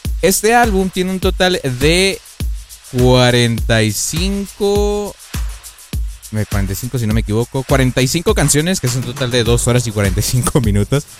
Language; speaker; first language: Spanish; native; Spanish